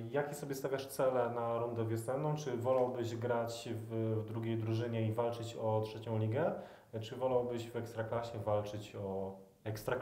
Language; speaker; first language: Polish; native; Polish